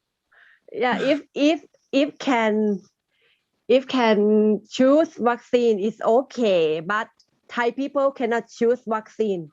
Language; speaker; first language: English; non-native, learner; Thai